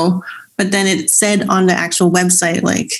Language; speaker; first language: English; non-native, local second language; Cantonese